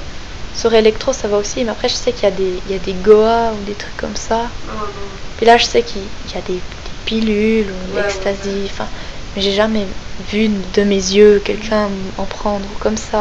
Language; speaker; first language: French; native; French